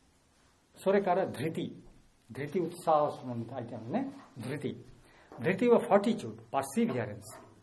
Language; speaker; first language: Japanese; non-native, learner; Bangla